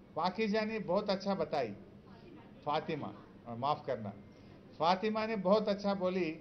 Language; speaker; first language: Hindi; non-native, local second language; Telugu